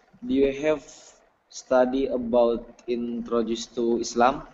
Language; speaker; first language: English; non-native, learner; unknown